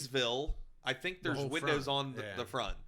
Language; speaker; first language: English; native; English